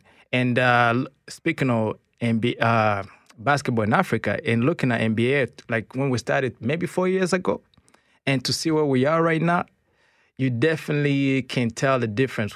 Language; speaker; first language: English; non-native, local second language; Kinyarwanda